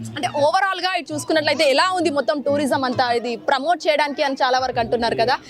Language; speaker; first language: Telugu; native; Telugu